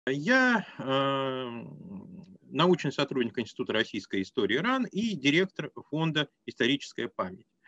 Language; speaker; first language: Russian; native; Russian